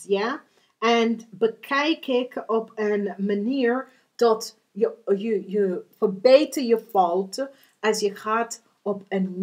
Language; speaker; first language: Dutch; non-native, learner; English